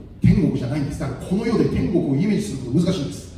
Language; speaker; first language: Japanese; non-native, fluent; Korean